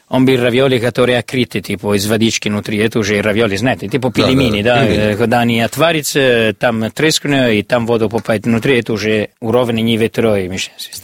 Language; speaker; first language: Russian; non-native, learner; Italian